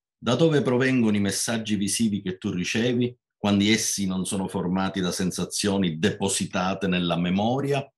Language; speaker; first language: Italian; native; Italian